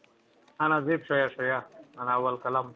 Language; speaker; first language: Arabic; non-native, learner; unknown